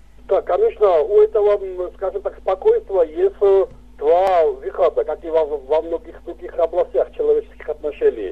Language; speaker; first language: Russian; non-native, local second language; Georgian